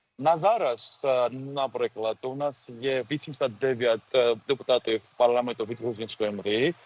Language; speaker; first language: Ukrainian; non-native, fluent; Georgian